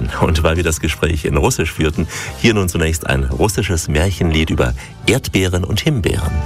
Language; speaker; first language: German; native; German